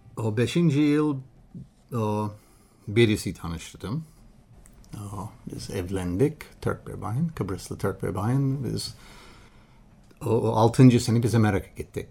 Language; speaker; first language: Turkish; non-native, learner; English